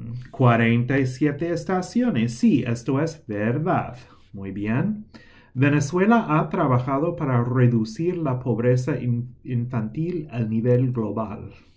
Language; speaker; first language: Spanish; non-native, fluent; English